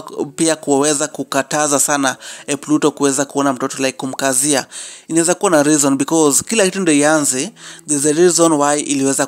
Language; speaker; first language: Swahili; non-native, local second language; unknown